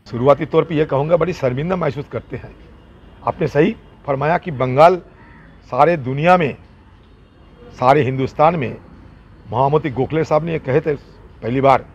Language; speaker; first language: Hindi; non-native, local second language; Bangla